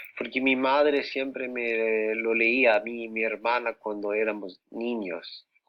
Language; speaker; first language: Spanish; non-native, fluent; German